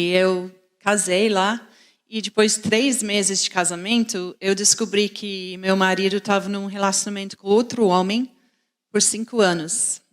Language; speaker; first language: Portuguese; non-native, fluent; English